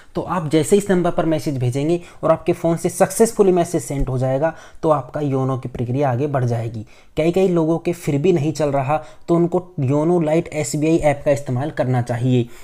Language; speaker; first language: Hindi; native; Hindi